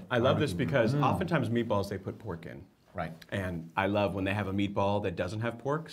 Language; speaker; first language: English; native; English